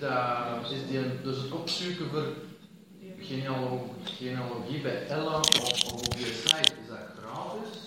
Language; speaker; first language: Russian; non-native, learner; Dutch